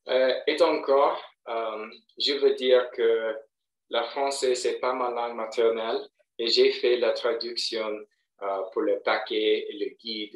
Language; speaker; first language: French; non-native, fluent; English